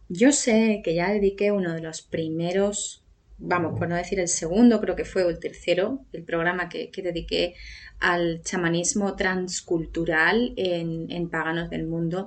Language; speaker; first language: Spanish; native; Spanish